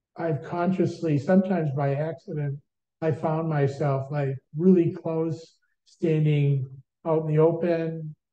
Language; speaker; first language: English; native; English